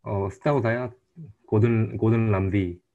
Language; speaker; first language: Indonesian; non-native, learner; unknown